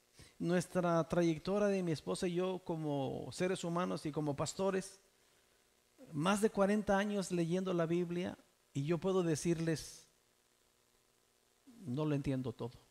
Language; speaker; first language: Spanish; native; Spanish